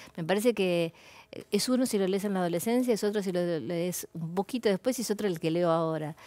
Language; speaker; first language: Spanish; native; Spanish